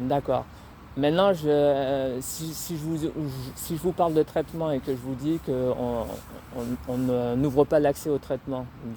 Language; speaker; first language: French; native; French